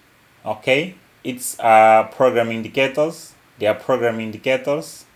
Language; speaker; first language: English; non-native, local second language; Portuguese